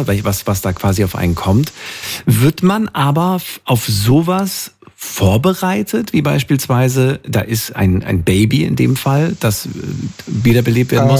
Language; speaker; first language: German; native; German